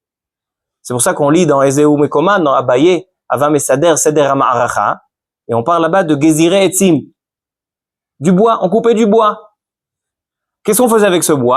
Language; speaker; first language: French; native; French